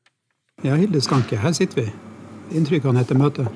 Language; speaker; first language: Norwegian; native; Norwegian